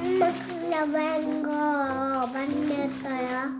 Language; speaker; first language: Korean; early bilingual, other home language; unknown